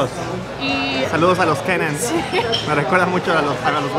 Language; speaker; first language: Spanish; native; Spanish